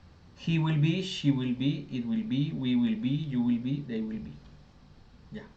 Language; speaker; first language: English; non-native, fluent; Spanish